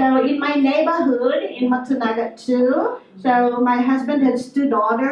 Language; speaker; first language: English; non-native, local second language; Filipino